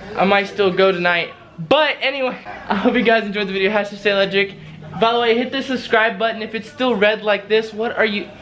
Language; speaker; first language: English; native; English